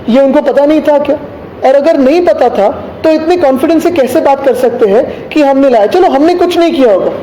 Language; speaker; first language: Hindi; non-native, local second language; Marathi